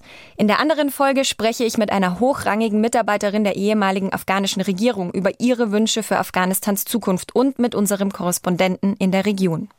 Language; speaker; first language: German; native; German